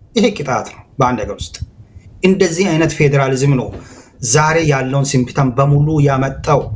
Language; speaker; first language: Amharic; non-native, local second language; Hadiyya